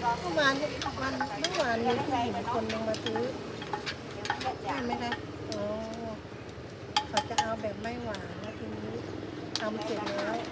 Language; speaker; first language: Thai; native; Thai